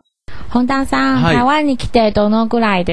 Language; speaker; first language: Japanese; non-native, learner; Chinese